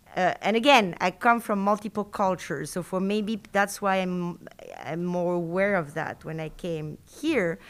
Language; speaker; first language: English; non-native, fluent; Spanish